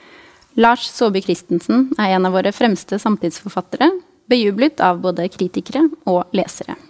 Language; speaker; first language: Norwegian; native; Norwegian